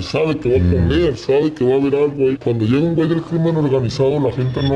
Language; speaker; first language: Spanish; native; Spanish